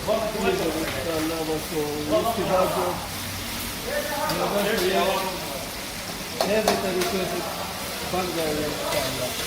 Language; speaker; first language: Hindi; non-native, local second language; Pashto